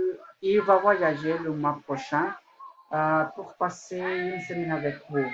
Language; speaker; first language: French; non-native, learner; Spanish